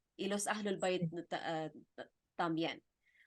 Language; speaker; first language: Spanish; non-native, fluent; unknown